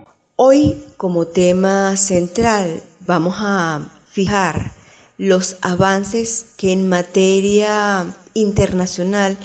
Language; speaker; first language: Spanish; native; Spanish